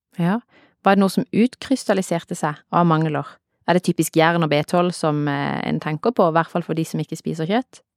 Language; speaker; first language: Norwegian; native; Norwegian